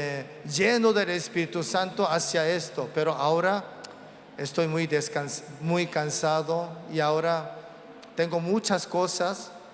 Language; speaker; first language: Spanish; non-native, learner; Korean